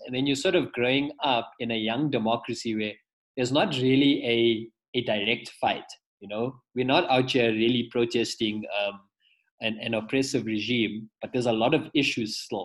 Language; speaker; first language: English; native; English